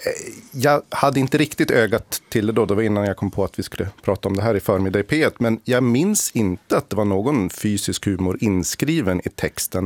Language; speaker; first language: Swedish; native; Swedish